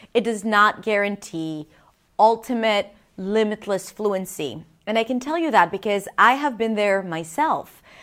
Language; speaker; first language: English; non-native, fluent; Hebrew